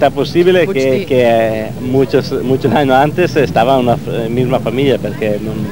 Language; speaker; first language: Spanish; non-native, learner; Italian